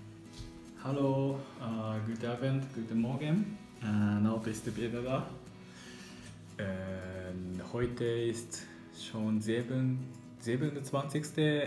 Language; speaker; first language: German; non-native, learner; Japanese